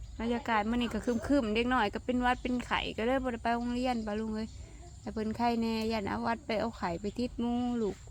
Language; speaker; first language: Thai; non-native, local second language; Northeastern Thai